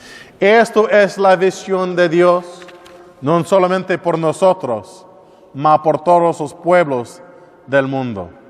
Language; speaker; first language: Spanish; non-native, learner; English